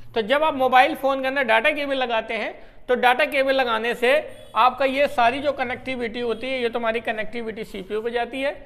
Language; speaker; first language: Hindi; native; Hindi